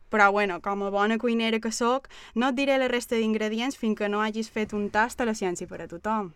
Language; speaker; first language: Catalan; native; Catalan